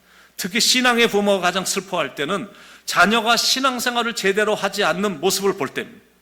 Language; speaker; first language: Korean; native; Korean